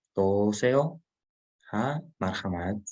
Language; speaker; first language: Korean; non-native, fluent; Uzbek